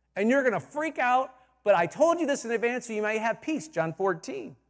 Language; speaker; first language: English; native; English